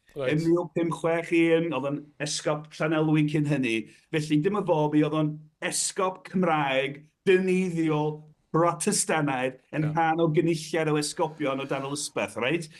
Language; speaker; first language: Welsh; native; Welsh